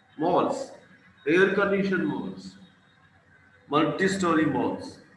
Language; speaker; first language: Hindi; non-native, local second language; Punjabi